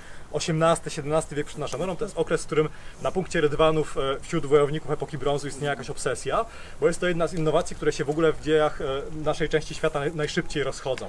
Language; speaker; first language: Polish; native; Polish